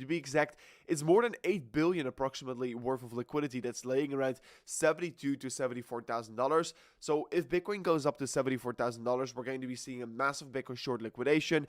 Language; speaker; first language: English; non-native, fluent; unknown